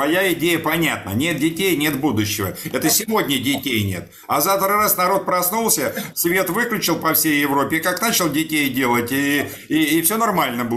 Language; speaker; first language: Russian; native; Russian